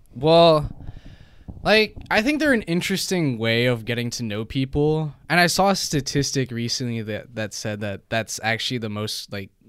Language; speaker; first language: English; non-native, local second language; Cantonese